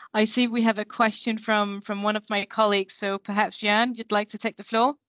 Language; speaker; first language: English; non-native, fluent; Danish